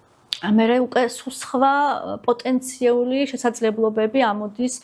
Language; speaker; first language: Georgian; native; Georgian